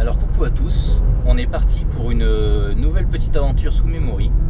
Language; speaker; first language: French; native; French